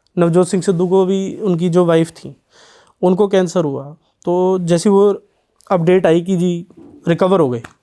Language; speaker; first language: Hindi; non-native, local second language; Punjabi